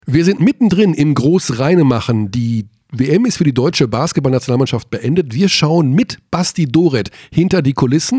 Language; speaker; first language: German; native; German